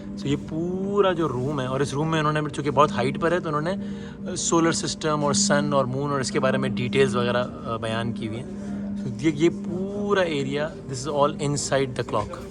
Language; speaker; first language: Urdu; native; Urdu